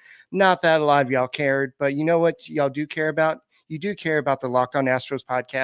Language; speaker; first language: English; native; English